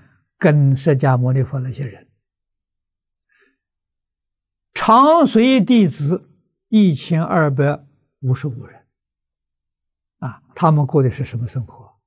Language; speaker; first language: Chinese; native; Chinese